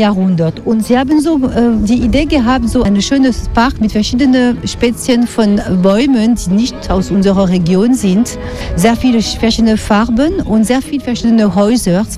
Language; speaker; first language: German; non-native, fluent; French